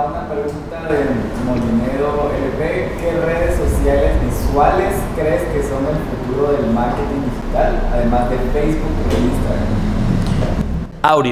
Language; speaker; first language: Spanish; native; Spanish